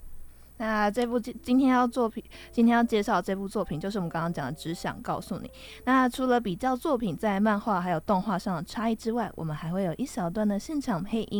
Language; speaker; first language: Chinese; native; Chinese